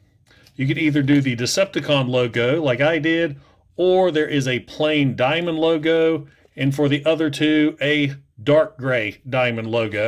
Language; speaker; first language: English; native; English